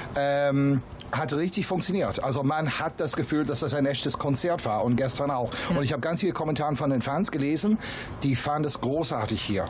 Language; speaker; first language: German; non-native, fluent; English